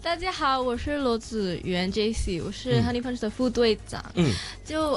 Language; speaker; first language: Chinese; non-native, local second language; Cantonese